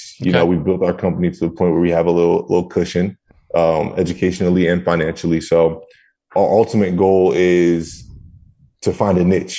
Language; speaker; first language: English; native; English